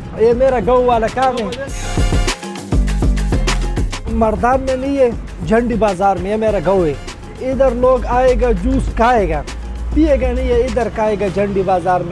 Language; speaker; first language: Hindi; non-native, learner; Pashto